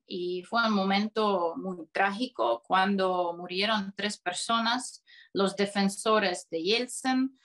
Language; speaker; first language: Spanish; non-native, fluent; Russian